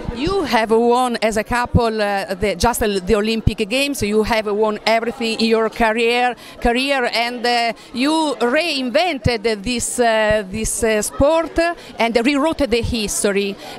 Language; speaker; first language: English; non-native, learner; Italian